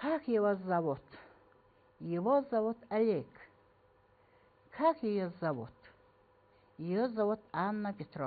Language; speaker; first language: Russian; non-native, fluent; Mongolian